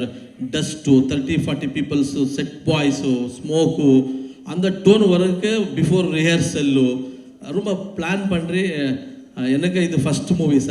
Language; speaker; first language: Tamil; non-native, learner; Kannada